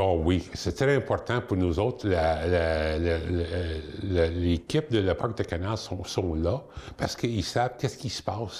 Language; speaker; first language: French; non-native, local second language; English